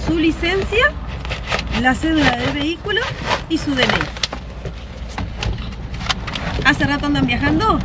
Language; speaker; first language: Spanish; native; Spanish